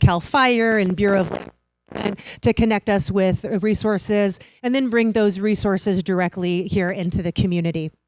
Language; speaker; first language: English; native; English